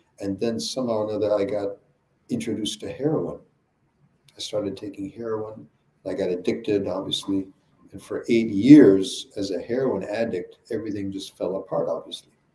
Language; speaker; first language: English; native; English